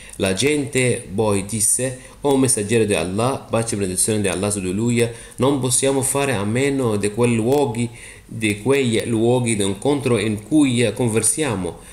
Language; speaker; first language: Italian; non-native, fluent; Arabic